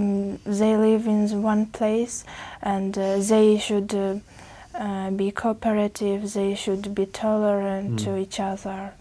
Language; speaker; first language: English; non-native, fluent; Uzbek